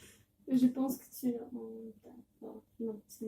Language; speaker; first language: French; non-native, learner; Russian